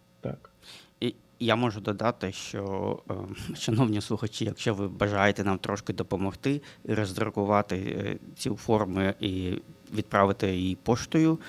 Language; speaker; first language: Ukrainian; non-native, local second language; Russian